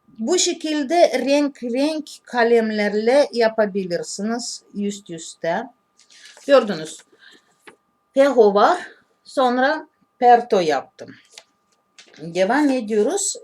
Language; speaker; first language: Turkish; non-native, learner; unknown